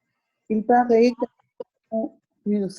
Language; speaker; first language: French; non-native, learner; Spanish